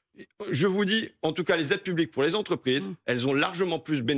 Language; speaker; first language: French; native; French